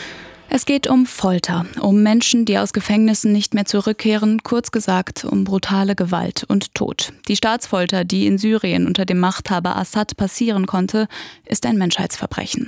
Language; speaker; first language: German; native; German